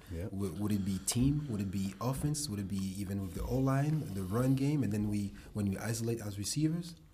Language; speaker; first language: English; non-native, fluent; French